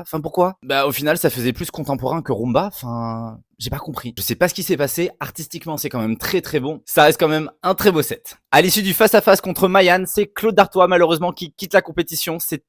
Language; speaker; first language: French; native; French